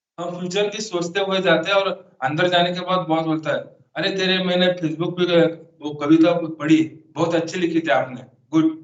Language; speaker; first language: Hindi; non-native, local second language; Marathi